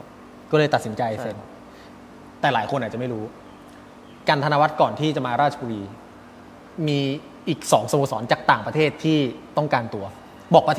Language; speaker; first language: Thai; native; Thai